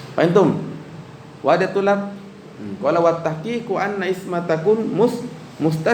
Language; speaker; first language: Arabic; non-native, fluent; Indonesian